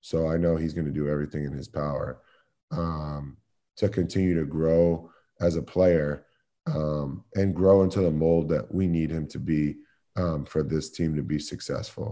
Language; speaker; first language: English; native; English